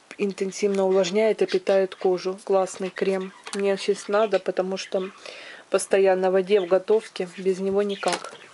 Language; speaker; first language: Russian; non-native, local second language; Ukrainian